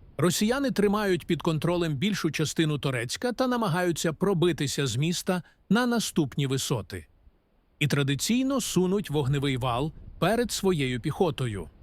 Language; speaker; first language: Ukrainian; native; Ukrainian